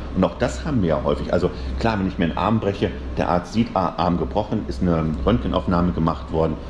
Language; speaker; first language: German; native; German